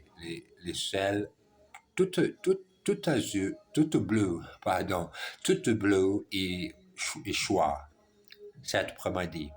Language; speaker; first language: French; non-native, learner; German